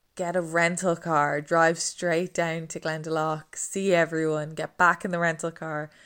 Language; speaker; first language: English; native; English